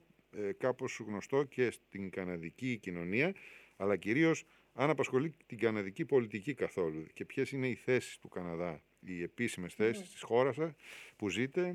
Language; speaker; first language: Greek; native; Greek